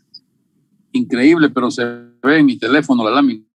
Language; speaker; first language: Spanish; native; Spanish